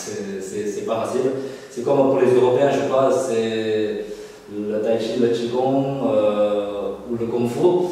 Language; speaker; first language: French; non-native, fluent; Chinese